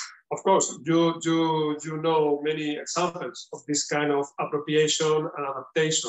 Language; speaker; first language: English; non-native, fluent; Spanish